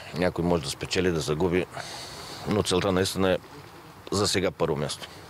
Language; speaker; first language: Bulgarian; native; Bulgarian